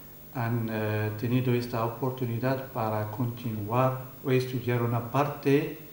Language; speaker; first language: Spanish; non-native, fluent; Arabic